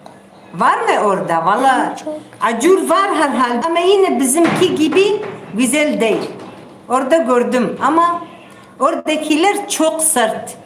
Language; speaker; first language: Turkish; non-native, local second language; Kurdish